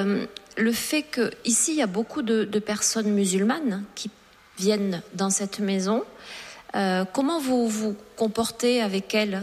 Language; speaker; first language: French; native; French